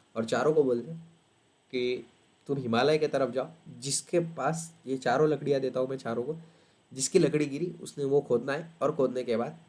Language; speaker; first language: Hindi; non-native, local second language; Marathi